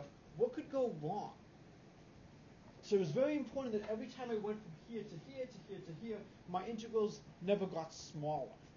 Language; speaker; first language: English; native; English